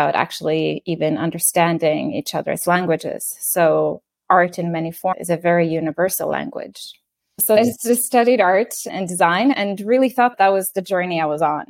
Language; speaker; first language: English; non-native, fluent; Norwegian